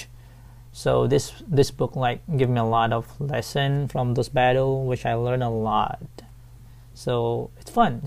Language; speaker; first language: English; non-native, fluent; Thai